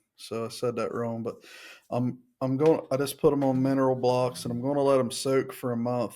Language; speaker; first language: English; native; English